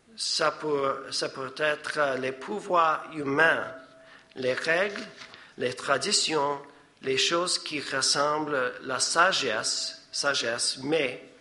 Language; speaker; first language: French; non-native, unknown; English